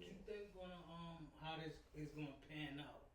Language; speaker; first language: English; native; English